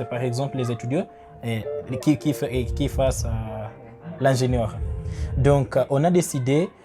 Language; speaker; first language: French; non-native, learner; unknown